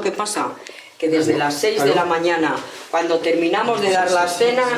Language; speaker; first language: Spanish; native; Spanish